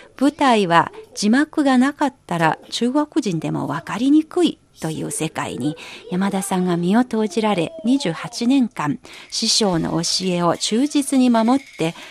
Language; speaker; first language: Japanese; non-native, fluent; Chinese